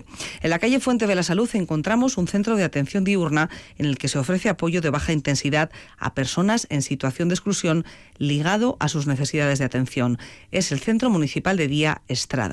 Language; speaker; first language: Spanish; native; Spanish